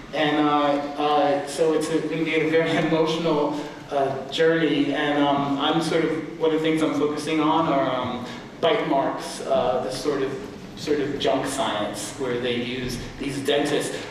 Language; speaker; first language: English; native; English